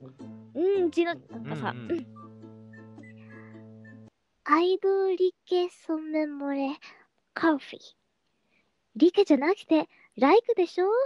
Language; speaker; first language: Japanese; non-native, learner; Filipino